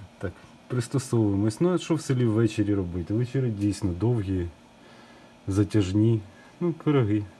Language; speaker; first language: Ukrainian; non-native, local second language; Russian